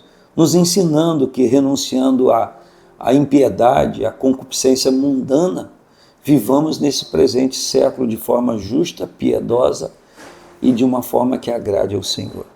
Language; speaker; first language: Portuguese; native; Portuguese